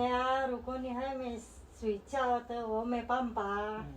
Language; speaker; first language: Chinese; non-native, learner; Indonesian